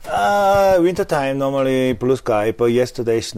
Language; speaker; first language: English; non-native, learner; Korean